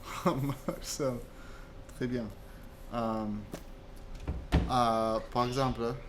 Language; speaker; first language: French; non-native, fluent; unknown